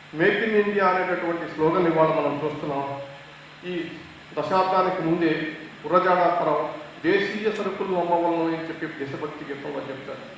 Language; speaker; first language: Telugu; native; Telugu